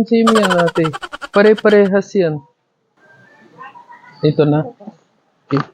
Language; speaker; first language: Filipino; non-native, learner; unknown